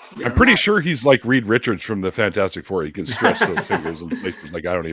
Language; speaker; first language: English; native; English